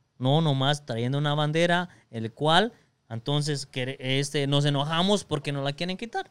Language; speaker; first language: Spanish; early bilingual, other home language; English